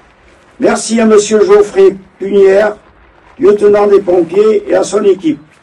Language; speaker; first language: French; native; French